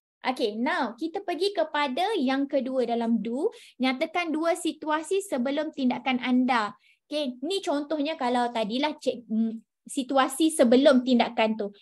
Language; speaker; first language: Malay; native; Malay